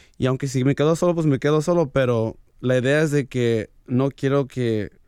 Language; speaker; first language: Spanish; early bilingual, heritage; Spanish